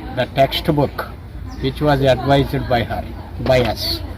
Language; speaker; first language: English; non-native, local second language; Telugu